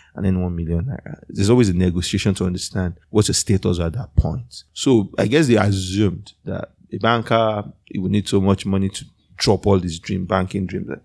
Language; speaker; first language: English; non-native, local second language; Yoruba